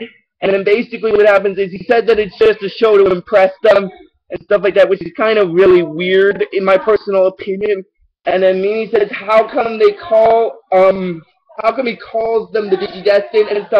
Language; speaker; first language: English; native; English